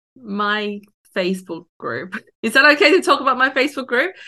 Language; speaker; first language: English; non-native, local second language; Cantonese